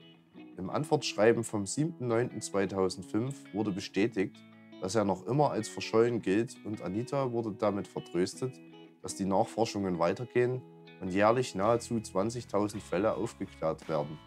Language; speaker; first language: German; native; German